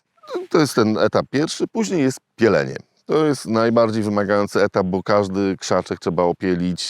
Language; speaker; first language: Polish; native; Polish